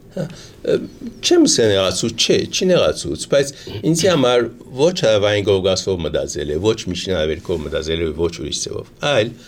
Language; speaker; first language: Armenian; early bilingual, heritage; Armenian